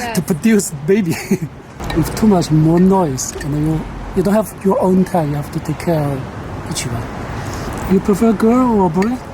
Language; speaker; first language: English; non-native, learner; Chinese